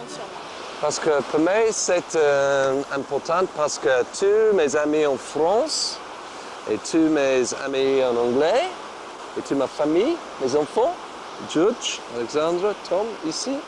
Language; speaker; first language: French; non-native, learner; English